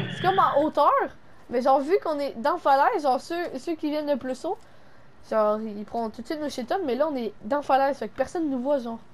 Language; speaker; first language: French; native; French